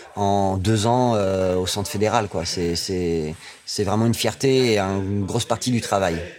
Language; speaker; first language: French; native; French